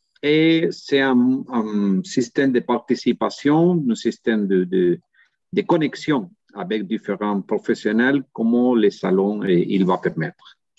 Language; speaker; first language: French; non-native, learner; Spanish